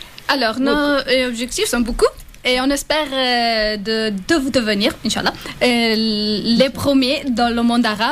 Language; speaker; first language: French; non-native, fluent; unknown